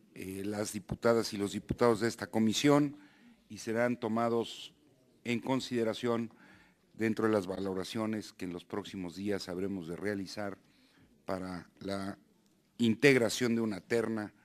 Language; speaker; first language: Spanish; native; Spanish